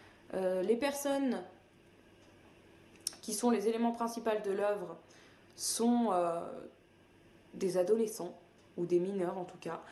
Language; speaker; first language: French; native; French